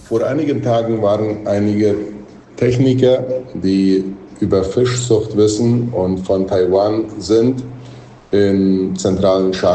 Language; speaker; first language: German; non-native, local second language; Plautdietsch